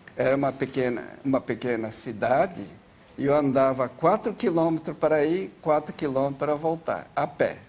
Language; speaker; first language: Portuguese; early bilingual, other home language; Japanese